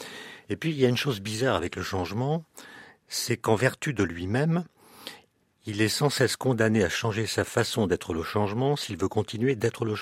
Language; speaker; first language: French; native; French